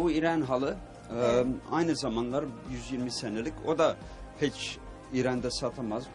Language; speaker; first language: Turkish; early bilingual, heritage; Turkish